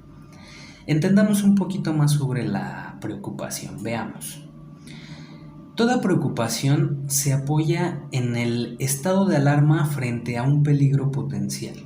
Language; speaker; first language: Spanish; native; Spanish